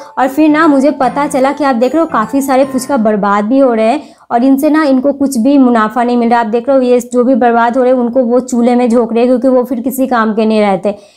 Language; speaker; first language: Hindi; non-native, local second language; Bangla